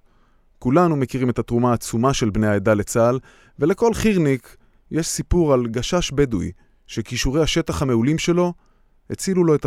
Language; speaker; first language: Hebrew; native; Hebrew